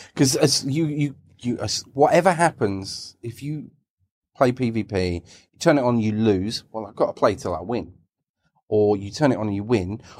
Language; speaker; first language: English; native; English